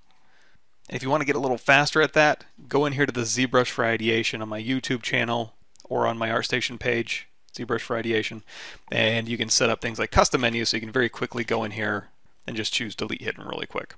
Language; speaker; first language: English; native; English